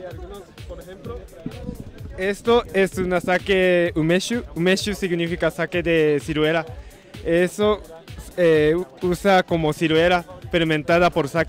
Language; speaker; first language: Spanish; non-native, learner; Japanese